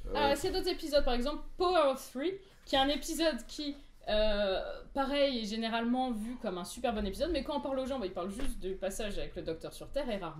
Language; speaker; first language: French; native; French